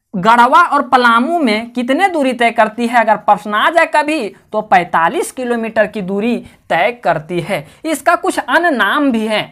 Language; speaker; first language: Hindi; native; Hindi